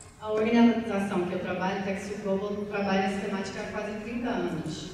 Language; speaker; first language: Portuguese; non-native, fluent; English